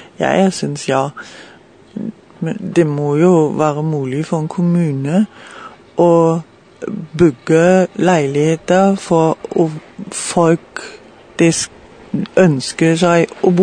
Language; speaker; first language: Norwegian; non-native, learner; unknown